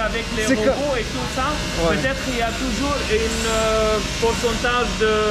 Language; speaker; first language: French; non-native, local second language; Arabic